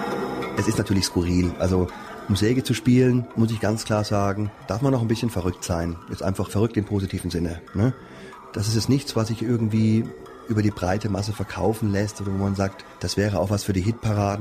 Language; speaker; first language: German; native; German